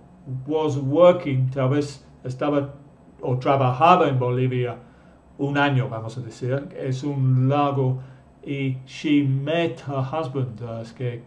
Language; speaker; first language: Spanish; non-native, fluent; English